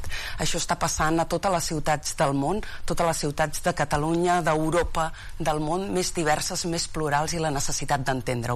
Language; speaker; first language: Catalan; native; Catalan